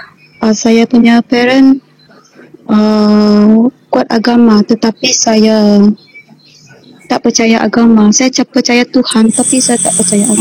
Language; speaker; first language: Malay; non-native, local second language; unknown